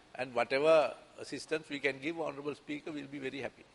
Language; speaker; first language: English; non-native, local second language; Sinhala